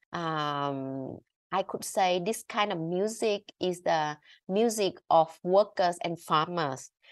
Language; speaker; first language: English; non-native, fluent; Vietnamese